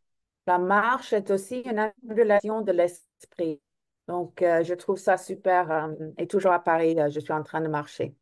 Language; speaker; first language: French; non-native, fluent; English